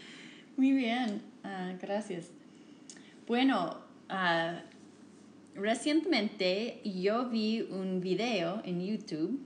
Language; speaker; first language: Spanish; non-native, fluent; English